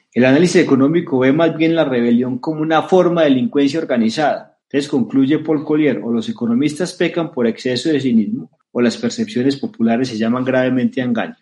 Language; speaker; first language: Spanish; native; Spanish